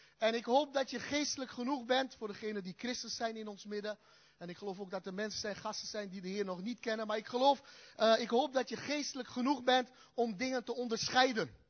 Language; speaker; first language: Dutch; early bilingual, other home language; Turkish